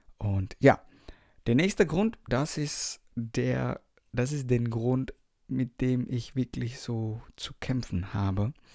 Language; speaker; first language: German; non-native, fluent; Indonesian